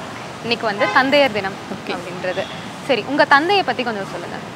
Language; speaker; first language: Tamil; native; Tamil